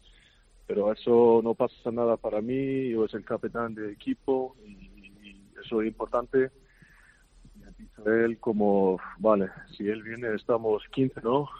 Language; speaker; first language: Spanish; non-native, fluent; Icelandic